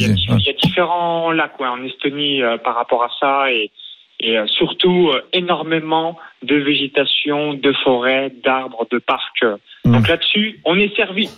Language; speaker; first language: French; native; French